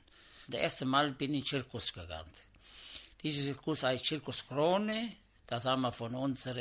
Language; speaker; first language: German; non-native, learner; Italian